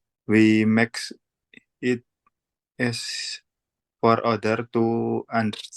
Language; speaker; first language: English; non-native, learner; Indonesian